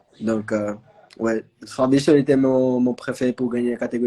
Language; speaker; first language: French; non-native, learner; Portuguese